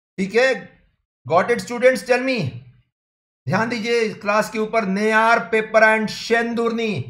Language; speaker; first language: Hindi; native; Hindi